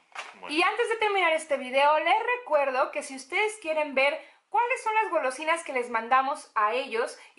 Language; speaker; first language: Spanish; native; Spanish